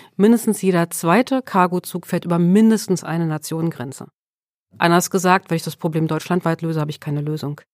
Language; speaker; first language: German; early bilingual, other home language; Swedish